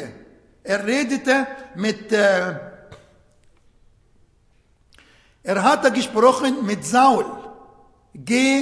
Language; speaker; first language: German; non-native, fluent; Arabic